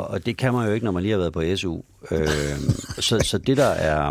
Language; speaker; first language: Danish; native; Danish